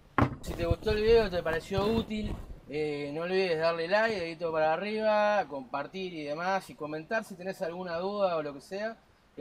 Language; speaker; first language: Spanish; native; Spanish